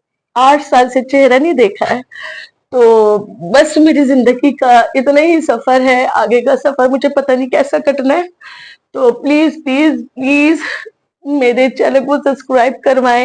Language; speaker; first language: Urdu; native; Urdu